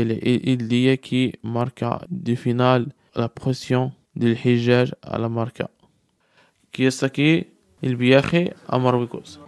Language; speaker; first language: Spanish; non-native, learner; Arabic